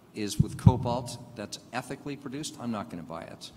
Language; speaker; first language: English; native; English